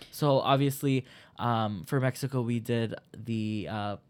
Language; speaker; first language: English; early bilingual, other home language; Spanish